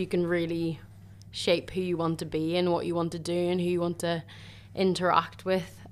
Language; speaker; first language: English; native; English